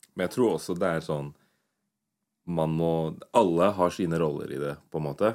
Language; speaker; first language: Norwegian; early bilingual, other home language; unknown